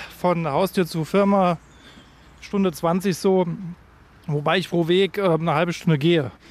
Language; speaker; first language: German; native; German